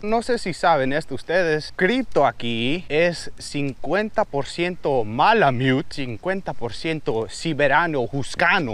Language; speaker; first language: Spanish; early bilingual, heritage; Spanish